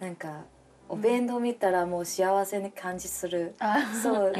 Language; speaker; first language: Japanese; non-native, learner; Cantonese